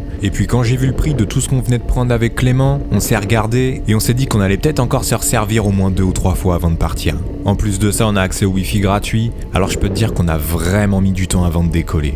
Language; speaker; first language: French; native; French